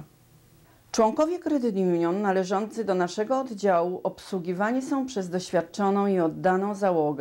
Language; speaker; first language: Polish; native; Polish